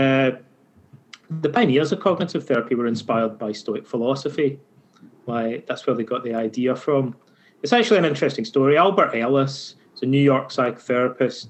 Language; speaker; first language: English; native; English